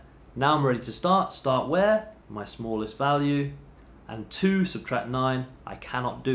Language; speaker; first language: English; native; English